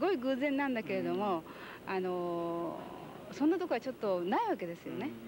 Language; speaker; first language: Japanese; native; Japanese